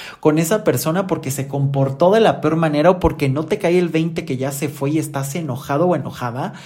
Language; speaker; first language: Spanish; native; Spanish